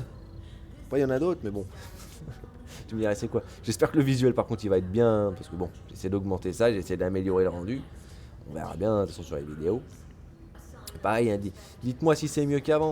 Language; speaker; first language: French; native; French